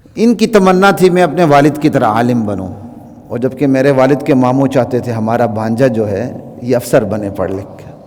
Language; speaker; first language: Urdu; non-native, local second language; Shina